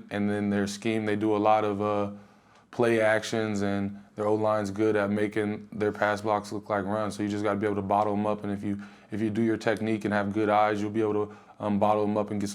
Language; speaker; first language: English; native; English